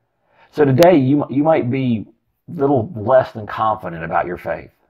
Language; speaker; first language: English; native; English